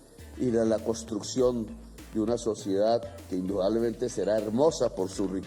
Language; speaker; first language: Spanish; native; Spanish